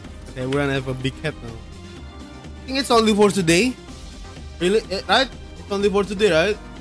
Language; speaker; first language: English; non-native, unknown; Indonesian